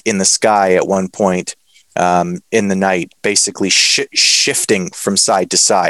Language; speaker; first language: English; native; English